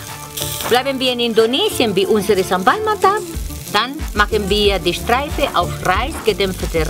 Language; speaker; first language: German; non-native, fluent; Spanish